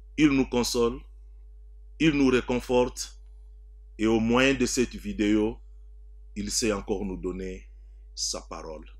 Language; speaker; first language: French; non-native, local second language; Swahili